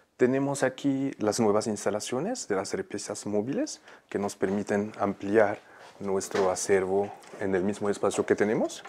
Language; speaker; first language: Spanish; non-native, fluent; Arabic